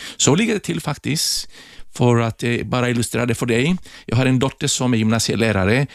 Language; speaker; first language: Swedish; non-native, fluent; Greek